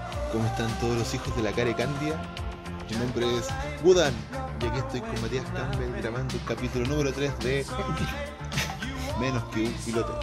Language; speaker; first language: Spanish; native; Spanish